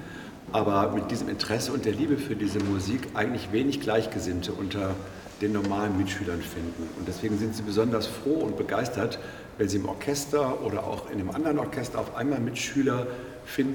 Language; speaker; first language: German; native; German